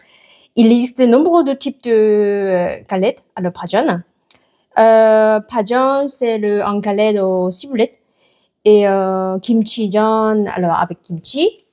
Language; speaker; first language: French; non-native, learner; Korean